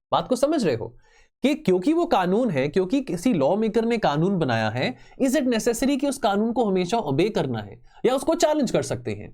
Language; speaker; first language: Hindi; native; Hindi